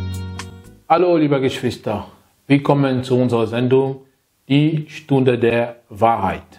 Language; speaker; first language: German; non-native, fluent; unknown